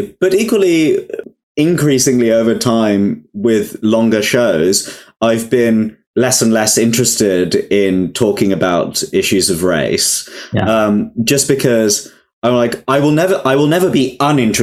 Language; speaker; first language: English; native; English